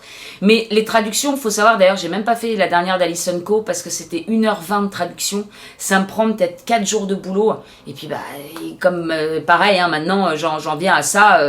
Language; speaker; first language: French; native; French